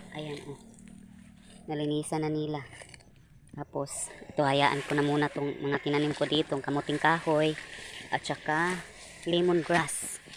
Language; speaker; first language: Filipino; non-native, local second language; Cebuano